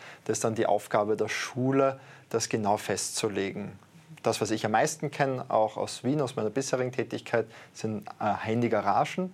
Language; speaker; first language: German; native; German